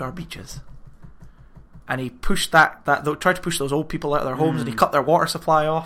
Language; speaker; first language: English; native; English